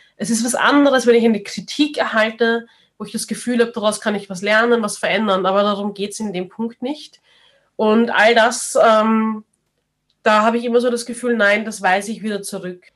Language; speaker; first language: German; native; German